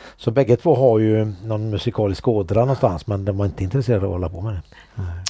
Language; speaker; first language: Swedish; native; Swedish